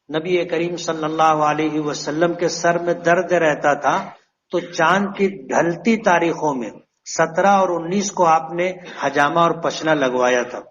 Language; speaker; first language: Urdu; native; Urdu